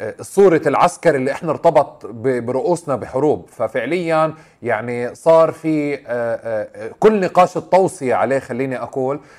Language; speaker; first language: Arabic; native; Arabic